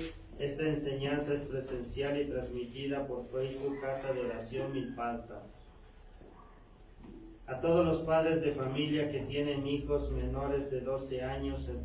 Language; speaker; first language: Spanish; native; Spanish